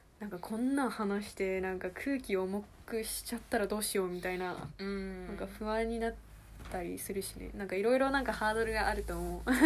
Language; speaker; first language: Japanese; early bilingual, heritage; Japanese